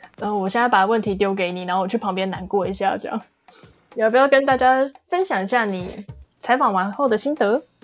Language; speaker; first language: Chinese; native; Chinese